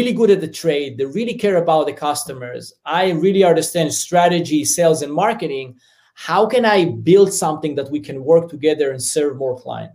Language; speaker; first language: English; non-native, fluent; Hebrew